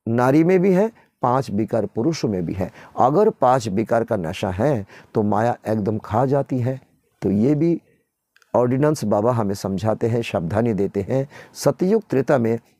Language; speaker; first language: Hindi; non-native, local second language; Bangla